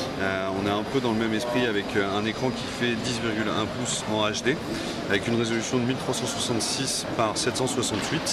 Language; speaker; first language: French; native; French